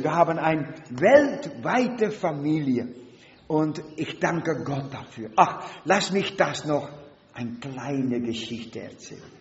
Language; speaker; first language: German; non-native, learner; Dutch